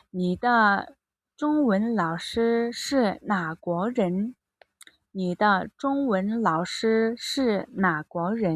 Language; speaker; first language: Chinese; non-native, fluent; Mongolian